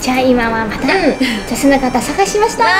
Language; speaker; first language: Japanese; non-native, learner; Chinese